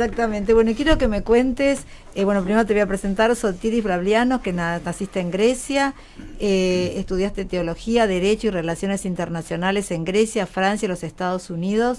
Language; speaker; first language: Spanish; native; Spanish